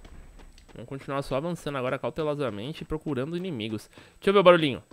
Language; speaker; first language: Portuguese; native; Portuguese